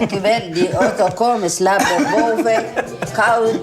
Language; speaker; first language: Dutch; non-native, learner; Tigrinya